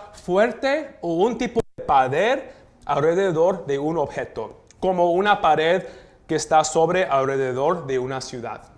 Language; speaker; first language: Spanish; early bilingual, heritage; Spanish